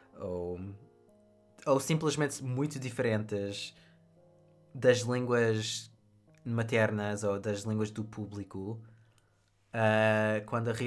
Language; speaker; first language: Portuguese; non-native, fluent; English